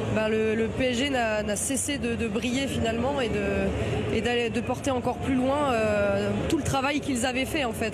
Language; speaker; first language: French; native; French